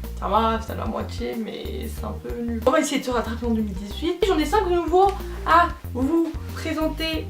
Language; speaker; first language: French; native; French